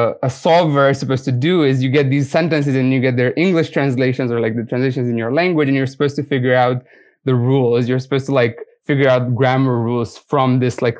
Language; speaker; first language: English; non-native, fluent; Romanian